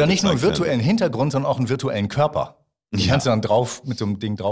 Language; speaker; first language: German; native; German